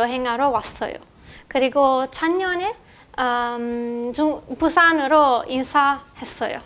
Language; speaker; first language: Korean; non-native, fluent; Italian